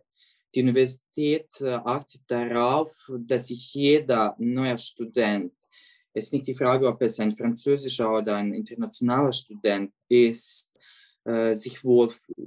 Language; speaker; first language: German; non-native, fluent; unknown